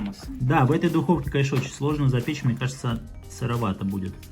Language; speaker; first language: Russian; native; Russian